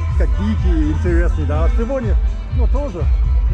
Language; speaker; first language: Russian; non-native, learner; English